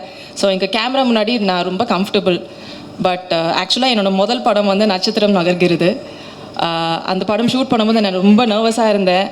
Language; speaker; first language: Tamil; non-native, learner; Malayalam